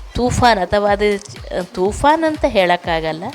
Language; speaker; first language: Kannada; non-native, local second language; Tulu